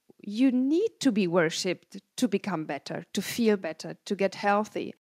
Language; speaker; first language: English; non-native, fluent; German